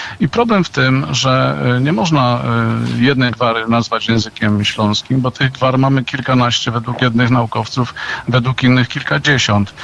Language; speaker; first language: Polish; native; Polish